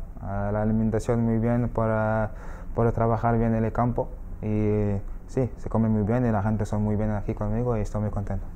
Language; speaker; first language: Spanish; non-native, learner; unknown